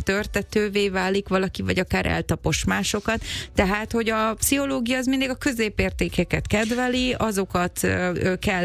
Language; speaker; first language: Hungarian; native; Hungarian